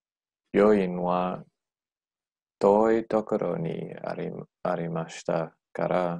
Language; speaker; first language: Japanese; non-native, learner; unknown